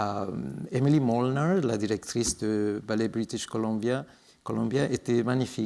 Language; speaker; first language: French; non-native, fluent; Spanish